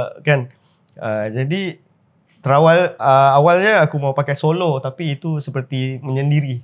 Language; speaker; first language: Malay; native; Malay